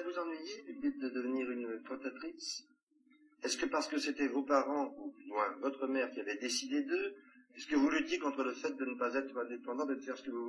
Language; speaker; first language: French; native; French